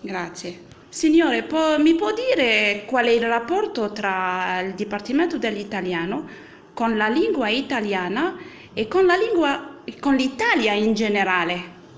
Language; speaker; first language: Italian; non-native, learner; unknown